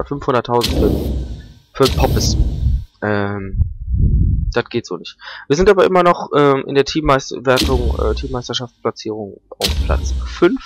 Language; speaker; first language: German; native; German